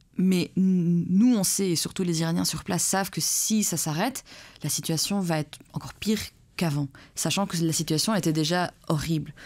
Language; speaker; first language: French; early bilingual, other home language; Persian